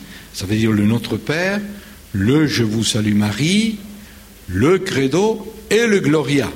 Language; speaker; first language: French; non-native, fluent; Spanish